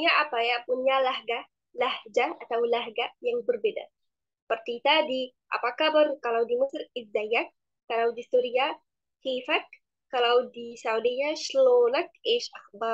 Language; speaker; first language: Indonesian; non-native, fluent; Arabic